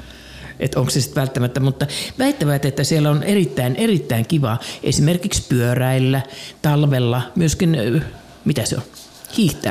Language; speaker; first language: Finnish; native; Finnish